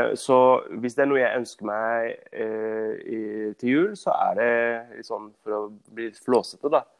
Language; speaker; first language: Norwegian; early bilingual, other home language; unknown